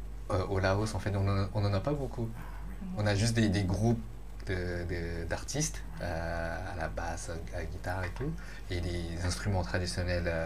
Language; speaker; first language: French; non-native, fluent; Lao